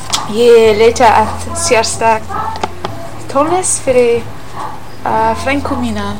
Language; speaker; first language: Icelandic; non-native, learner; English